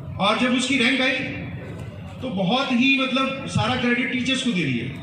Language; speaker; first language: Hindi; native; Hindi